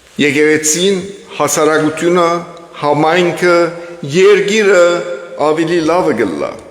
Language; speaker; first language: Armenian; early bilingual, heritage; Armenian